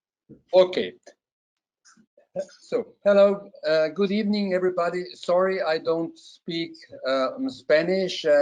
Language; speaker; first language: English; non-native, fluent; German